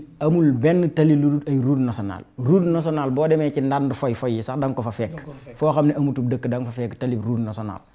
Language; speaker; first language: Wolof; native; Wolof